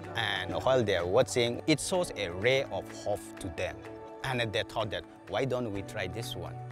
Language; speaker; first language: English; non-native, local second language; Manipuri